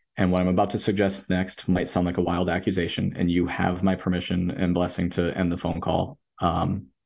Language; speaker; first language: English; native; English